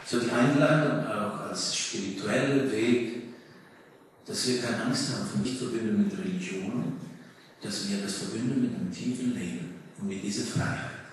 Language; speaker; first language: German; early bilingual, heritage; German